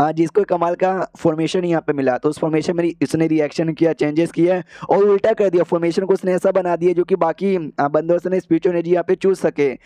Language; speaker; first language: Hindi; native; Hindi